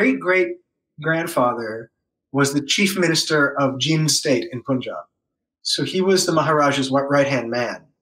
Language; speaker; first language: English; native; English